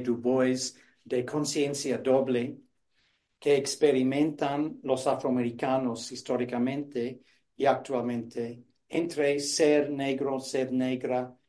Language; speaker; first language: Spanish; non-native, fluent; English